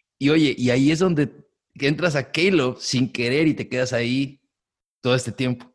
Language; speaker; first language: Spanish; native; Spanish